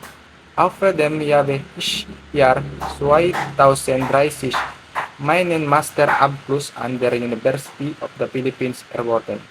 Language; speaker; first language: German; non-native, learner; Filipino